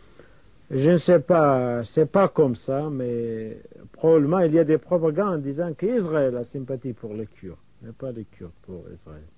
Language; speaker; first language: French; non-native, fluent; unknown